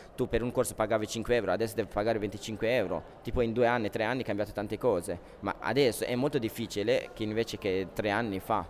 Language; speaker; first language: Italian; non-native, fluent; Persian